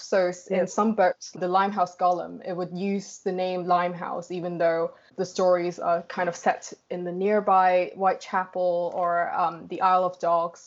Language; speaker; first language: English; non-native, local second language; Cantonese